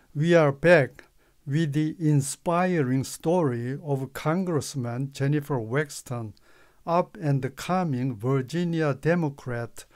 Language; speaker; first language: English; non-native, fluent; Korean